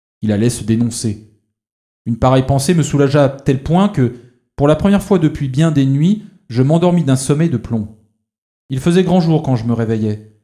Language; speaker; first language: French; native; French